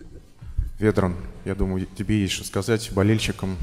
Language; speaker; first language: Russian; native; Russian